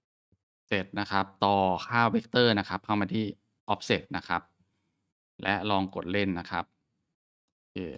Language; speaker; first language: Thai; native; Thai